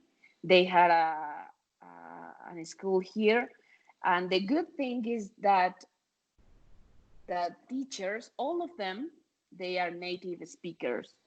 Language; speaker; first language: English; non-native, fluent; Spanish